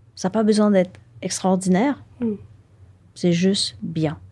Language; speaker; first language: French; native; French